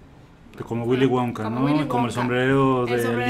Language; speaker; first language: Spanish; native; Spanish